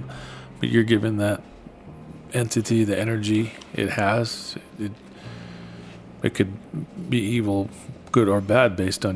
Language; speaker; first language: English; native; English